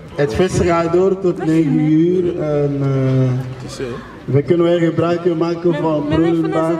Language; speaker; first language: Dutch; non-native, fluent; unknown